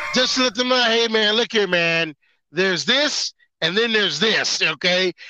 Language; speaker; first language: English; native; English